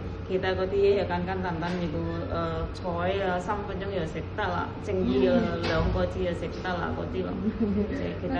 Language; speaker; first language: Cantonese; non-native, fluent; Indonesian